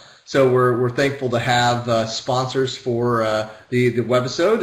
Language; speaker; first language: English; native; English